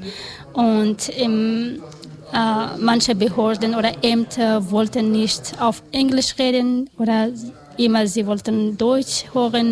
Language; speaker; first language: German; non-native, learner; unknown